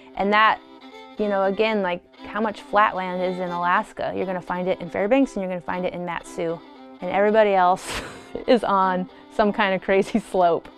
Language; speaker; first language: English; native; English